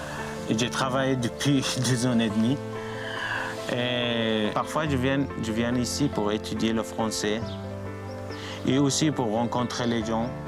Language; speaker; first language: French; non-native, learner; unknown